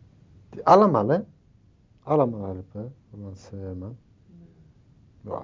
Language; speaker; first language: Dutch; non-native, learner; Turkish